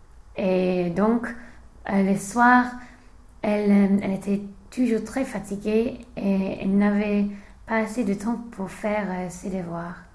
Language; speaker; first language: French; non-native, learner; English